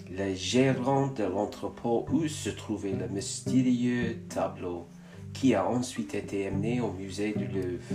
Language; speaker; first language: French; non-native, learner; English